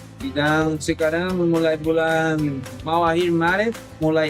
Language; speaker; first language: Indonesian; non-native, fluent; Portuguese